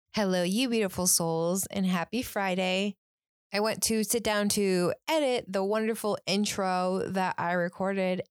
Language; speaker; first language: English; native; English